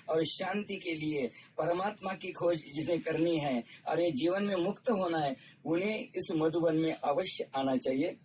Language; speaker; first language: Hindi; non-native, local second language; Marathi